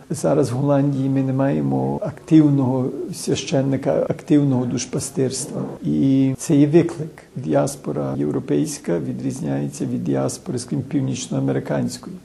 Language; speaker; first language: Ukrainian; early bilingual, heritage; Ukrainian